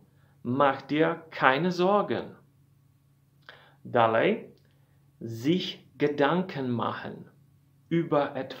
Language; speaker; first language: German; non-native, fluent; Polish